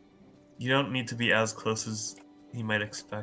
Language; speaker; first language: English; native; English